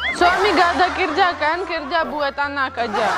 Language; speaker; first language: Indonesian; non-native, learner; Russian